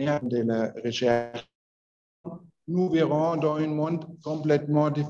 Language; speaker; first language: French; non-native, learner; Spanish